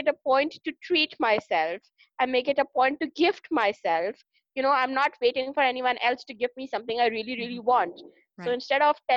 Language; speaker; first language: English; non-native, local second language; Urdu